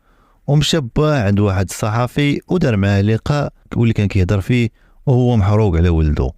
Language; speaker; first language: Arabic; native; Arabic